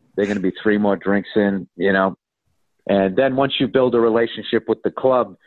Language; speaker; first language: English; native; English